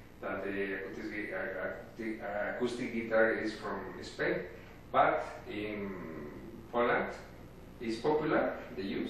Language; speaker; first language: English; non-native, learner; Spanish